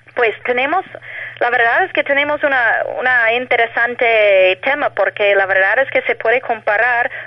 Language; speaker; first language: Spanish; non-native, fluent; English